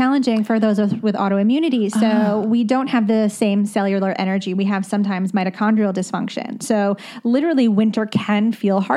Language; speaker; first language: English; native; English